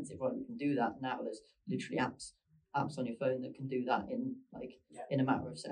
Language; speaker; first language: English; native; English